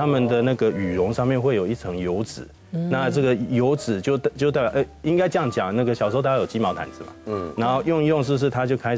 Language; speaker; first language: Chinese; native; Chinese